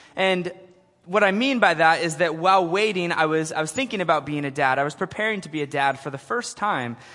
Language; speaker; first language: English; native; English